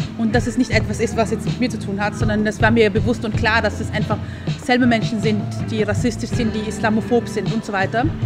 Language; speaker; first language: German; early bilingual, other home language; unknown